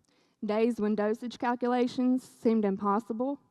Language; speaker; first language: English; native; English